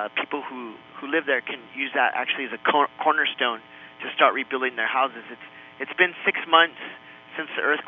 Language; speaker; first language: English; non-native, fluent; Spanish